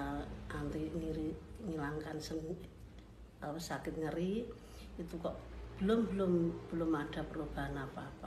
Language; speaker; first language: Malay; non-native, local second language; Javanese